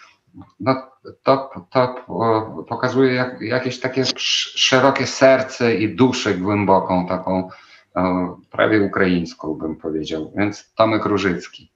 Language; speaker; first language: Polish; non-native, fluent; Ukrainian